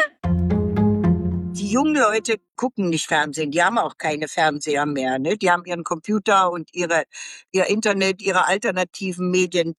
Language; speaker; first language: German; native; German